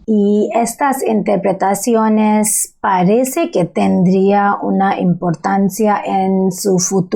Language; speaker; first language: Spanish; non-native, learner; Bangla